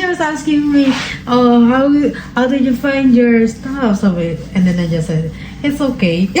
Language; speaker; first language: English; non-native, learner; Filipino